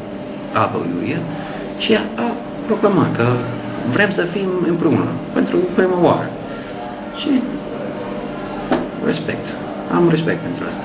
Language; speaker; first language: Romanian; non-native, learner; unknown